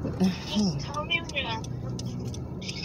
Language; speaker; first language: English; early bilingual, other home language; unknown